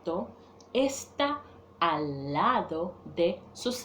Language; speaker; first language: Spanish; non-native, fluent; English